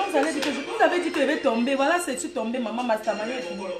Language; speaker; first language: French; non-native, local second language; Lingala